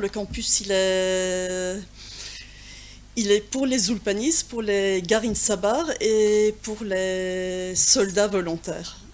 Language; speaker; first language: French; non-native, local second language; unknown